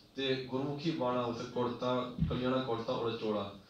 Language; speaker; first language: English; early bilingual, other home language; Punjabi